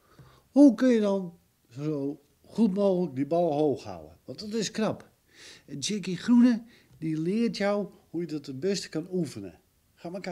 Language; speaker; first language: Dutch; native; Dutch